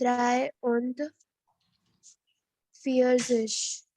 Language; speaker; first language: German; non-native, learner; Hindi